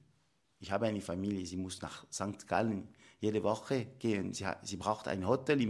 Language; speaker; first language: German; non-native, local second language; French